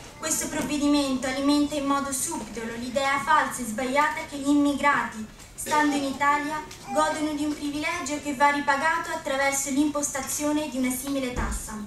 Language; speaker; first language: Italian; early bilingual, other home language; Arabic